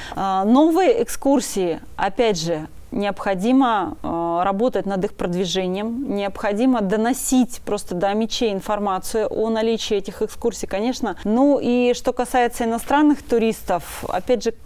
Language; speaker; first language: Russian; native; Russian